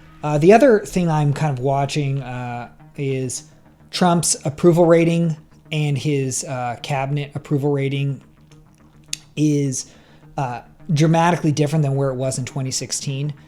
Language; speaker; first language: English; native; English